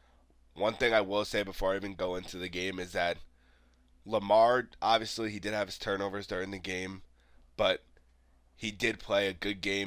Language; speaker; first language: English; native; English